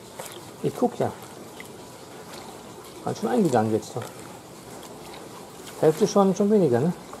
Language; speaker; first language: German; native; German